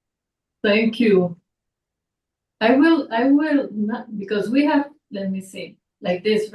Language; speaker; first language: English; non-native, fluent; Spanish